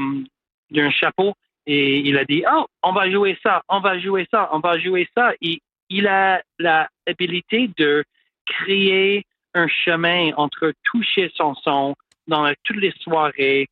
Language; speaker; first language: French; non-native, local second language; English